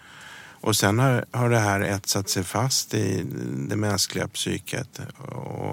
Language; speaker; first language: Swedish; early bilingual, other home language; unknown